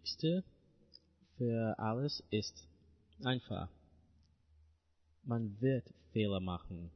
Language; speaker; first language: German; non-native, learner; English